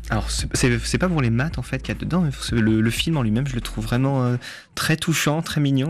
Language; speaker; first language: French; native; French